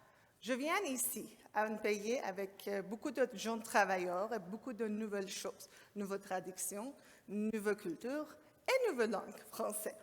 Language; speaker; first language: French; non-native, learner; Persian